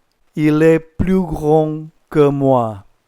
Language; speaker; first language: French; non-native, fluent; Indonesian